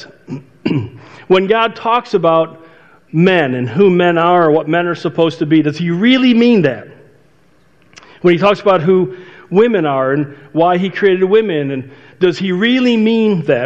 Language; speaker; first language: English; native; English